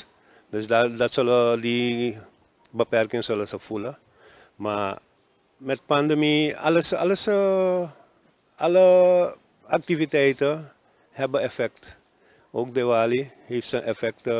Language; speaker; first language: Dutch; non-native, local second language; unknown